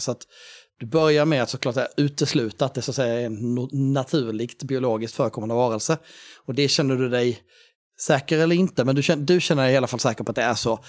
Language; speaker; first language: Swedish; native; Swedish